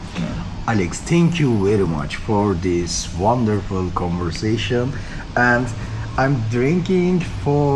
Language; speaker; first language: English; non-native, learner; Turkish